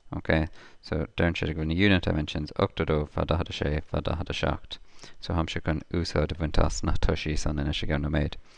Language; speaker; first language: Irish; native; Irish